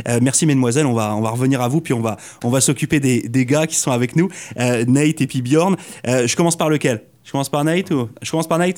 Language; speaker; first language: French; native; French